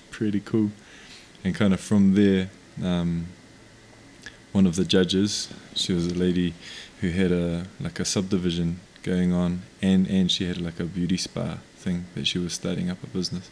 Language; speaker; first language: English; non-native, local second language; Māori